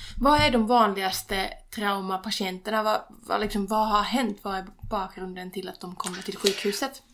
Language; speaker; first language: Swedish; non-native, fluent; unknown